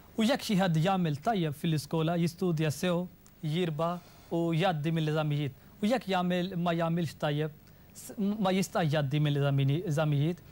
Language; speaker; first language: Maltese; non-native, fluent; Urdu